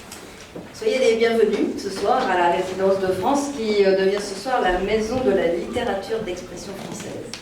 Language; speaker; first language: French; native; French